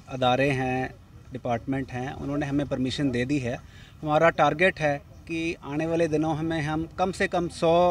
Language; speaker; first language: Hindi; native; Hindi